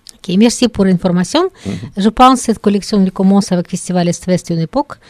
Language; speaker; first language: French; non-native, learner; Russian